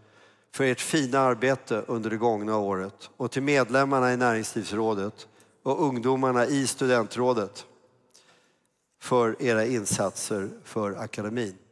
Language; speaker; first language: Swedish; native; Swedish